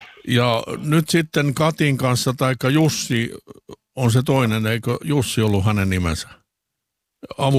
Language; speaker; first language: Finnish; native; Finnish